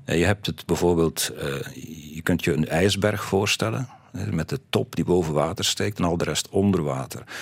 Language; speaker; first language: Dutch; native; Dutch